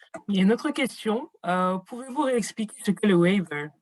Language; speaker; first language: French; native; French